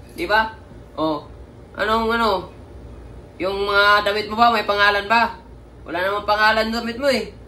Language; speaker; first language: Filipino; non-native, local second language; Cebuano